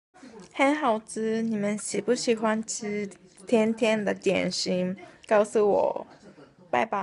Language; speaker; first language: Chinese; non-native, learner; Japanese